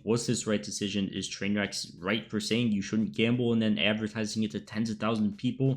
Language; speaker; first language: English; native; English